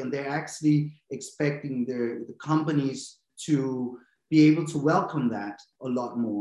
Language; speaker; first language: English; non-native, fluent; Danish